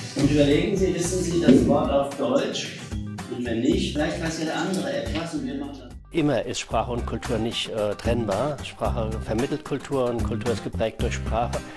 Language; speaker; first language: German; native; German